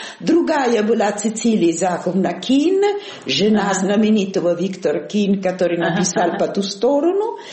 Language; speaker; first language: Russian; non-native, fluent; Italian